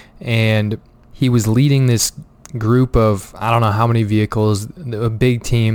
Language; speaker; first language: English; native; English